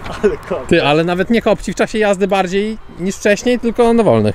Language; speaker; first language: Polish; native; Polish